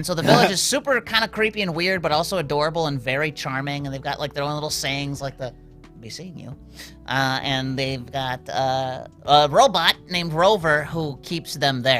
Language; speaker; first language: English; native; English